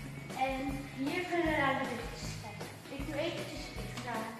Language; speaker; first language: Dutch; native; Dutch